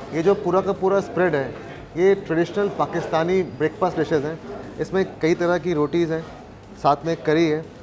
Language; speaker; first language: Hindi; native; Hindi